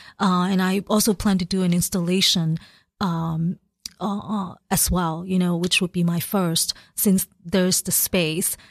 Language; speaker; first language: English; early bilingual, other home language; Cantonese